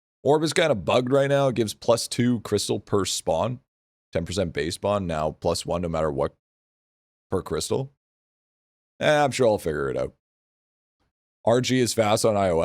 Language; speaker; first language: English; native; English